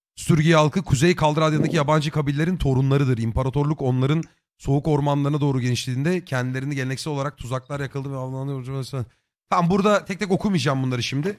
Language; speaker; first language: Turkish; native; Turkish